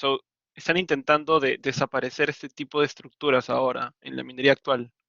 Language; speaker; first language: Spanish; native; Spanish